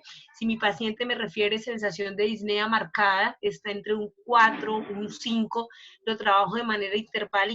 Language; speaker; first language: Spanish; native; Spanish